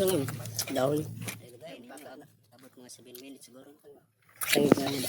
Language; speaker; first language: Filipino; non-native, local second language; Cebuano